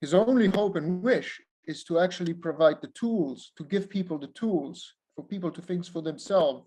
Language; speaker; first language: English; non-native, fluent; Italian